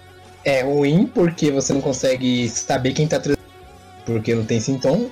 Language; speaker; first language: Portuguese; native; Portuguese